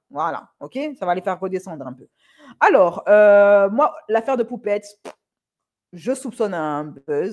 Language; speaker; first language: French; native; French